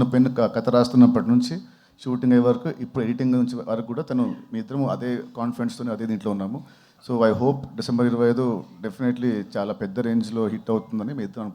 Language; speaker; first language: Telugu; native; Telugu